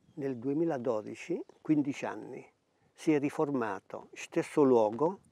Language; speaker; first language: Italian; native; Italian